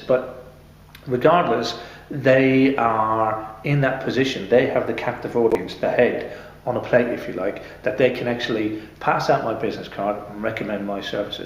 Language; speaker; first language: English; native; English